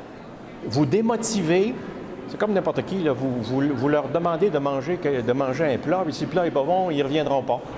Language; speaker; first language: French; native; French